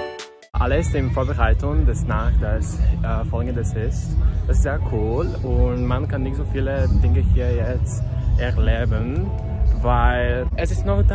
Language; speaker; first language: German; non-native, learner; Serbian